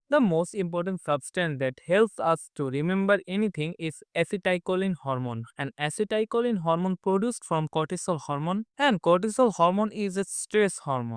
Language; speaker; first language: English; non-native, fluent; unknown